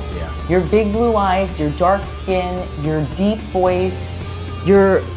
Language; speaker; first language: English; native; English